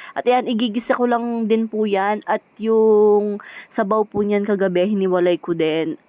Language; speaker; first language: Filipino; native; Filipino